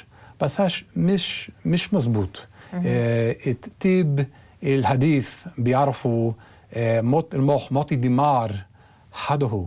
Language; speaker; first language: Arabic; non-native, learner; English